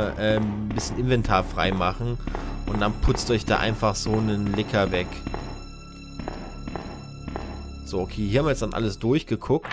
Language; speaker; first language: German; native; German